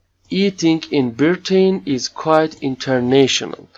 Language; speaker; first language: English; non-native, fluent; Turkish